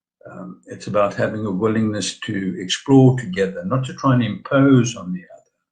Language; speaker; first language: English; native; English